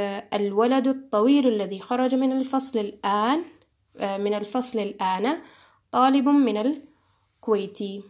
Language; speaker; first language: Arabic; non-native, fluent; Urdu